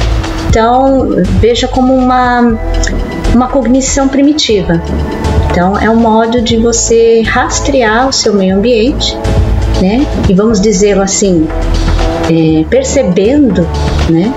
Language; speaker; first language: Portuguese; native; Portuguese